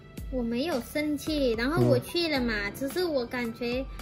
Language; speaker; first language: Chinese; non-native, fluent; Vietnamese